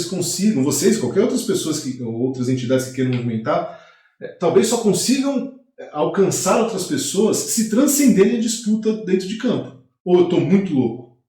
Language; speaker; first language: Portuguese; native; Portuguese